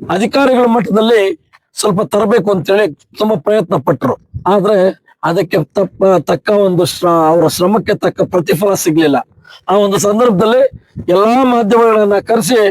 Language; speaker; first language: Kannada; native; Kannada